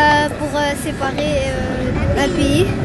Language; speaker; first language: French; non-native, learner; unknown